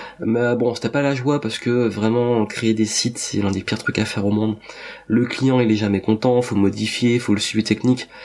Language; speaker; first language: French; native; French